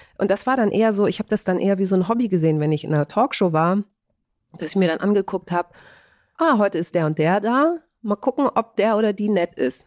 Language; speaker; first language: German; early bilingual, other home language; Greek